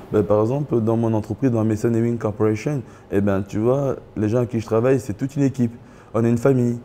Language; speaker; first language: French; early bilingual, other home language; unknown